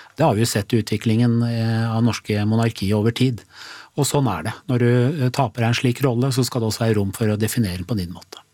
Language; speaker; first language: Norwegian; early bilingual, other home language; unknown